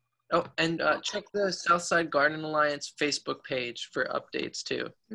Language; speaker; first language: English; native; English